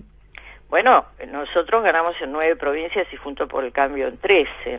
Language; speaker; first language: Spanish; native; Spanish